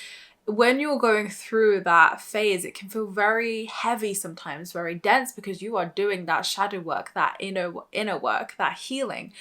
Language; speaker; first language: English; native; English